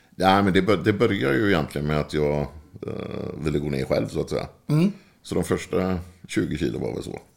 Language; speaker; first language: Swedish; native; Swedish